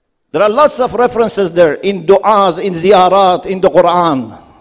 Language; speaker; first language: English; non-native, fluent; Persian